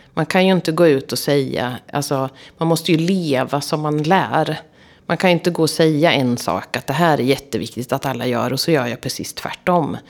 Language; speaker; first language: Swedish; native; Swedish